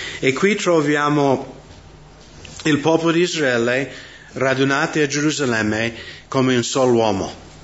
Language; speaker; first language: Italian; non-native, fluent; English